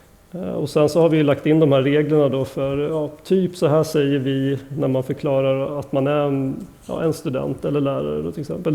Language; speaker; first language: Swedish; native; Swedish